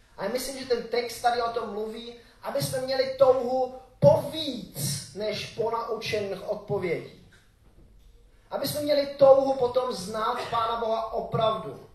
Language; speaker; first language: Czech; native; Czech